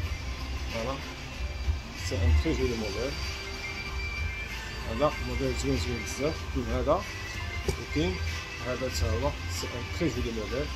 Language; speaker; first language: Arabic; native; Arabic